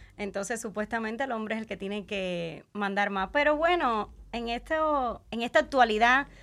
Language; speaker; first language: Spanish; native; Spanish